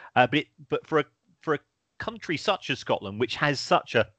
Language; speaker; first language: English; native; English